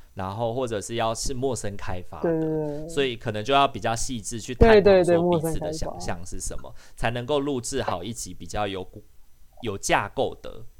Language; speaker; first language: Chinese; non-native, local second language; Min Nan Chinese